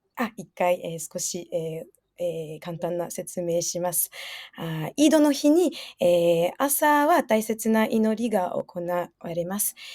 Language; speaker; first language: Japanese; non-native, fluent; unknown